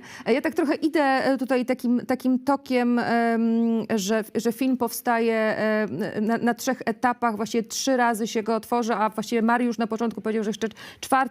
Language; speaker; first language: Polish; native; Polish